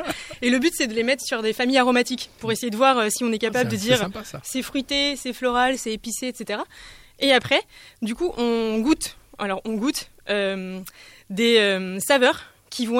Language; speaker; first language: French; native; French